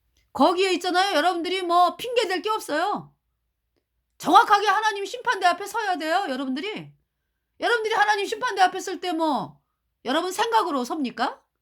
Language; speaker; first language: Korean; native; Korean